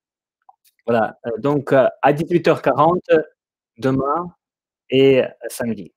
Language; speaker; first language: French; non-native, fluent; Ukrainian